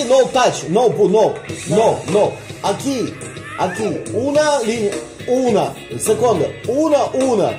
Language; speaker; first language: Spanish; non-native, learner; Russian